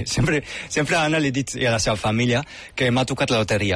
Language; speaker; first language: Catalan; non-native, fluent; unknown